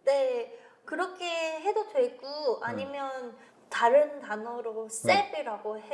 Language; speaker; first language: Korean; non-native, fluent; Vietnamese